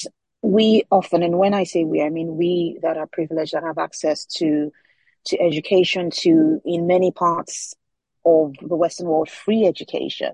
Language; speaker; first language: English; non-native, local second language; Yoruba